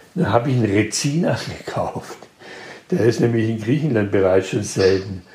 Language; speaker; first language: German; native; German